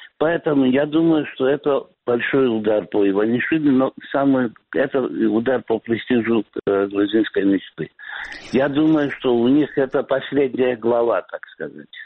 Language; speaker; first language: Russian; non-native, local second language; Georgian